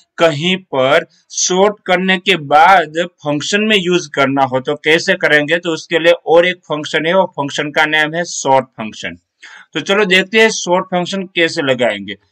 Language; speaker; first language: Hindi; non-native, local second language; Gujarati